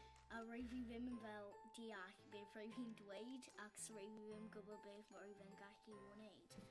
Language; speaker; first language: Welsh; non-native, local second language; English